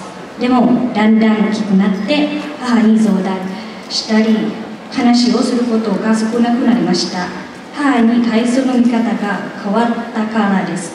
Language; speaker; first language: Japanese; non-native, learner; Thai